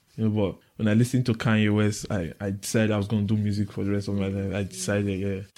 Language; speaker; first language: English; non-native, local second language; Bini